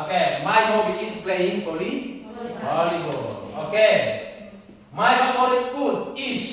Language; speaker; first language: English; non-native, learner; Indonesian